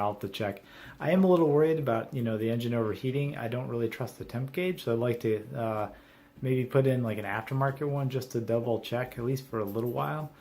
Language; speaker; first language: English; native; English